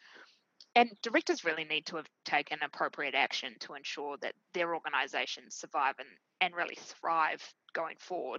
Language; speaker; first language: English; native; English